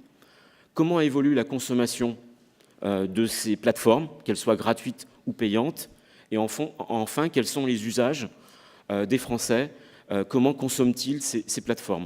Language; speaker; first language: French; native; French